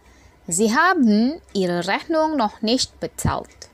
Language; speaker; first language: German; non-native, fluent; Indonesian